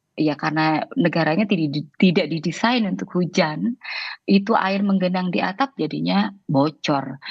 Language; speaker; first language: Indonesian; native; Indonesian